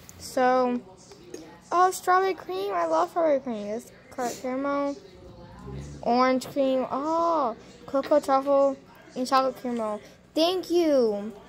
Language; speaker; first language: English; native; English